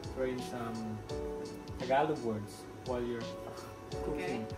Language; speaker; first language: Filipino; non-native, local second language; Cebuano